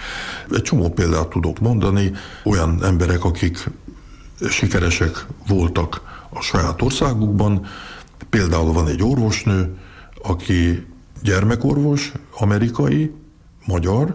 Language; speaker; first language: Hungarian; early bilingual, heritage; Hungarian